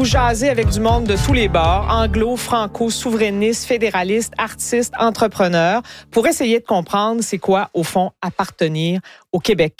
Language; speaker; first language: French; native; French